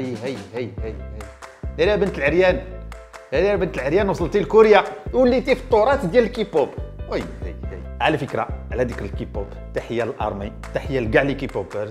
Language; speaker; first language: Arabic; native; Arabic